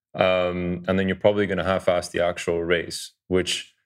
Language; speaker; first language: English; early bilingual, other home language; Dutch